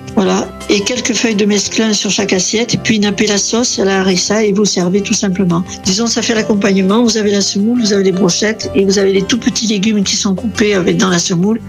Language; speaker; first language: French; native; French